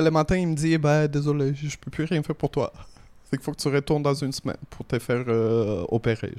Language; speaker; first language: French; native; French